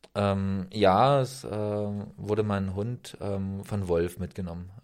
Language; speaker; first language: German; native; German